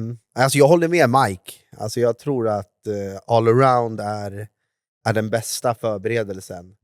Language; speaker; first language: Swedish; native; Swedish